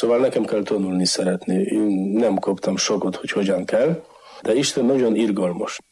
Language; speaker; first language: Hungarian; non-native, fluent; Polish